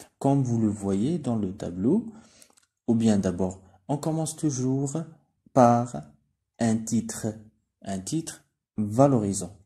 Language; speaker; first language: French; non-native, local second language; Arabic